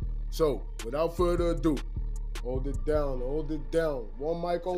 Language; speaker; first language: English; native; English